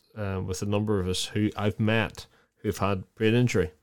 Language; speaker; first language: English; native; English